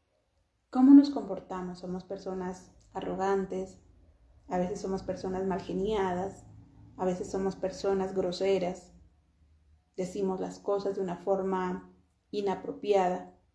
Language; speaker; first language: Spanish; native; Spanish